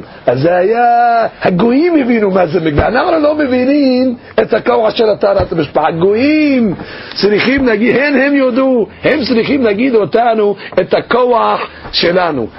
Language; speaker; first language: Hebrew; non-native, fluent; English